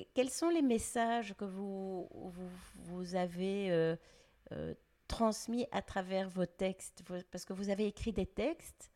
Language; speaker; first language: French; native; French